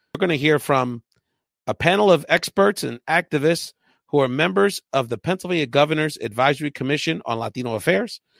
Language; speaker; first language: English; early bilingual, other home language; Spanish